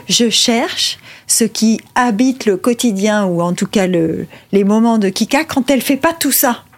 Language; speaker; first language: French; native; French